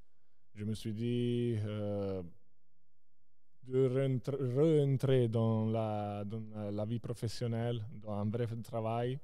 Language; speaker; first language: French; non-native, local second language; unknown